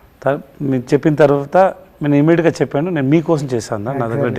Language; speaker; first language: Telugu; non-native, learner; Tamil